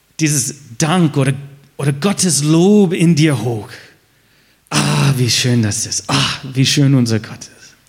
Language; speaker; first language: German; non-native, fluent; English